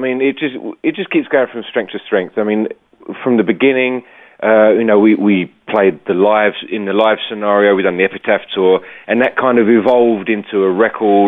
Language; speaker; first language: English; native; English